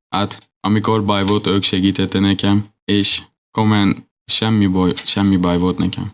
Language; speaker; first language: Hungarian; non-native, learner; Turkish